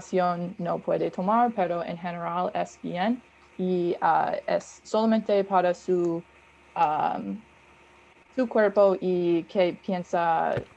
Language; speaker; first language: Spanish; non-native, learner; English